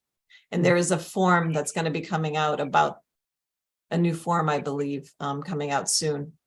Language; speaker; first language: English; native; English